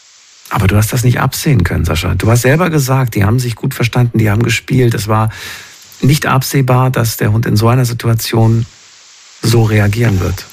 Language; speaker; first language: German; native; German